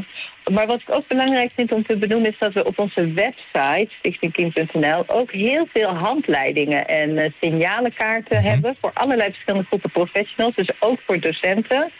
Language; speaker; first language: Dutch; native; Dutch